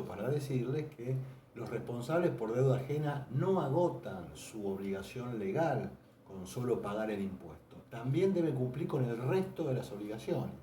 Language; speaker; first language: Spanish; native; Spanish